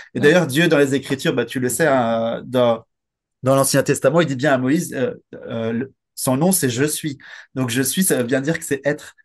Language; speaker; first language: French; native; French